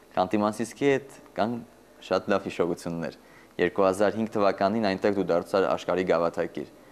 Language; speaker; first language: Armenian; native; Armenian